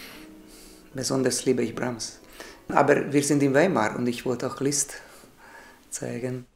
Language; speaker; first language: German; non-native, learner; Hungarian